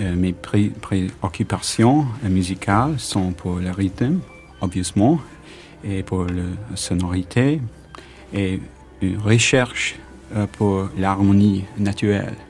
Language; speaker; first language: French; non-native, learner; English